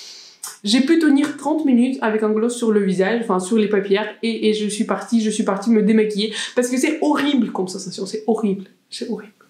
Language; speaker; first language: French; native; French